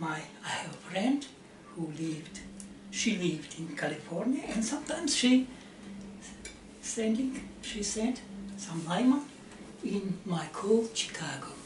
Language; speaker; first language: English; non-native, learner; Russian